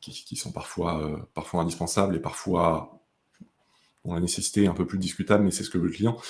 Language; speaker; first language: French; native; French